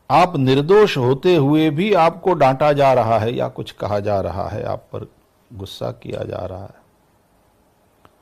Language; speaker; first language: Hindi; non-native, local second language; Gujarati